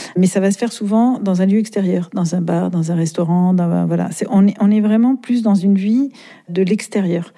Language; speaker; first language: French; native; French